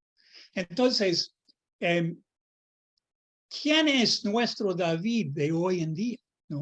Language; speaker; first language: Spanish; non-native, fluent; English